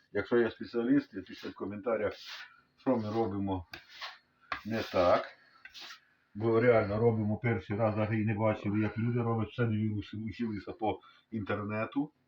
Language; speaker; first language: Ukrainian; native; Ukrainian